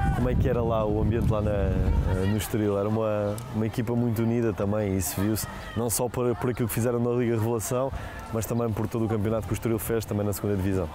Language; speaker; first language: Portuguese; native; Portuguese